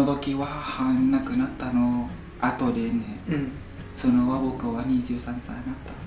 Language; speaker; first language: Japanese; non-native, learner; Vietnamese